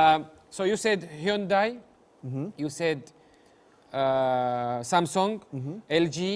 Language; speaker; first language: English; non-native, learner; Arabic